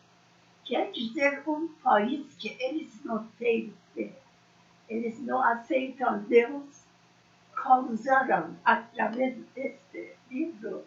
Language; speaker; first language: Portuguese; non-native, learner; Persian